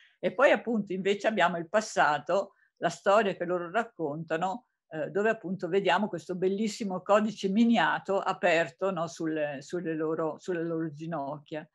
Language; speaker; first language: Italian; native; Italian